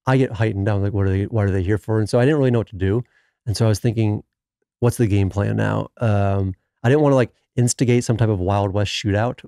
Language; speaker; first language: English; native; English